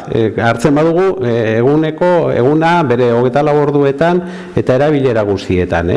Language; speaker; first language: Basque; native; Basque